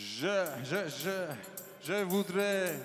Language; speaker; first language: French; non-native, learner; Turkish